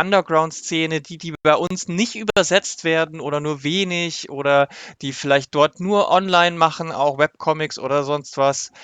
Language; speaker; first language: German; native; German